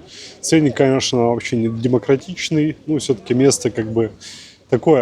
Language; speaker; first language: Russian; native; Russian